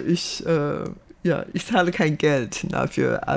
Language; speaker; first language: German; non-native, fluent; Chinese